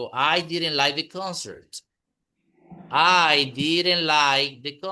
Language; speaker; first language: English; non-native, fluent; Spanish